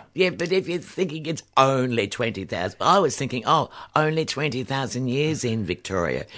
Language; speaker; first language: English; native; English